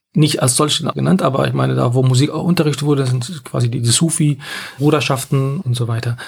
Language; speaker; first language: German; non-native, fluent; Arabic